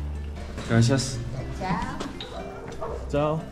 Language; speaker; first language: Spanish; non-native, learner; Korean